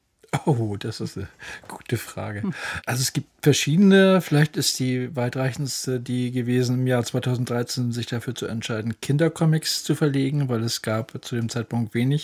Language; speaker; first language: German; native; German